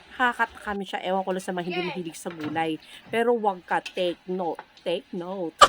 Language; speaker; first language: Filipino; non-native, local second language; Cebuano